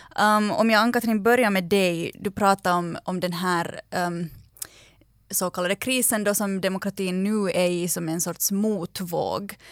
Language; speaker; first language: Swedish; native; Swedish